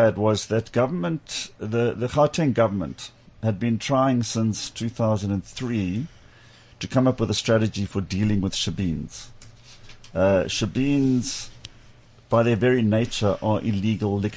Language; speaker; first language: English; native; English